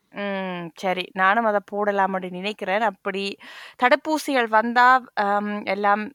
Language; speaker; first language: Tamil; early bilingual, heritage; Tamil